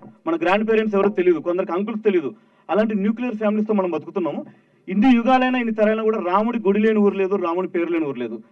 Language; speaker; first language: Telugu; native; Telugu